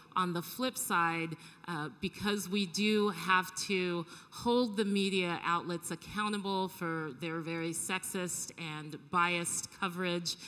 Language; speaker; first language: English; native; English